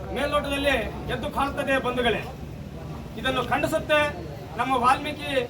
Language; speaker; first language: Kannada; native; Kannada